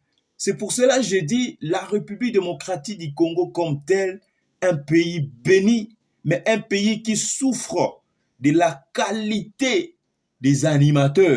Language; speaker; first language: French; non-native, local second language; Lingala